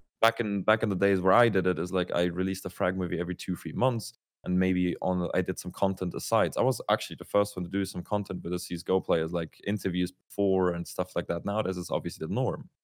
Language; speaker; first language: English; non-native, fluent; German